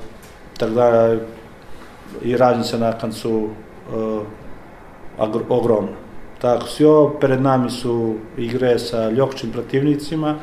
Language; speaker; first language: Russian; non-native, learner; Serbian